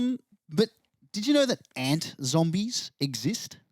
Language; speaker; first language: English; native; English